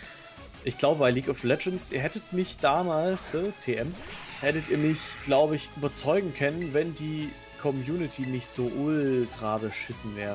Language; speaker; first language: German; native; German